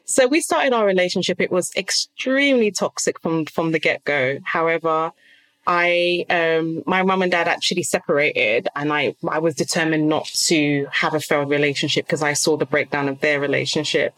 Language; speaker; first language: English; native; English